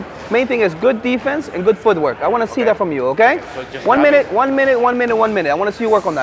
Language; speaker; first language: English; native; English